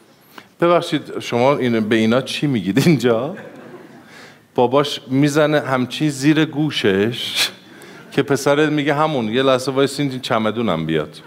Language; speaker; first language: Persian; native; Persian